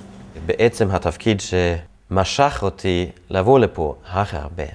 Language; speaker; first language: Hebrew; non-native, fluent; Swedish